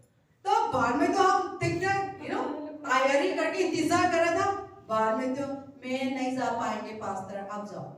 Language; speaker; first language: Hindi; non-native, local second language; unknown